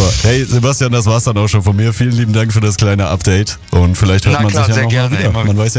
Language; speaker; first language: German; native; German